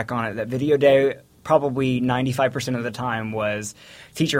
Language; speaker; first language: English; native; English